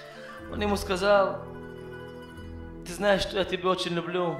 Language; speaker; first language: Russian; non-native, learner; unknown